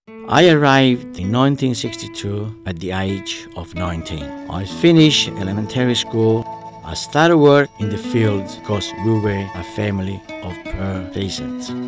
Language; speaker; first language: English; non-native, fluent; Italian